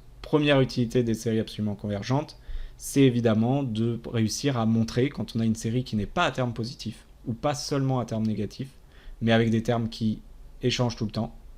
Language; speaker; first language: French; native; French